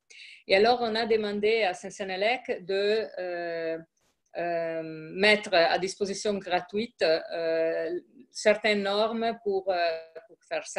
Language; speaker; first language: French; non-native, fluent; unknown